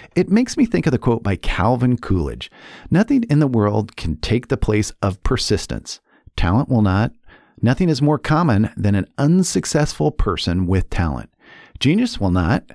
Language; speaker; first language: English; native; English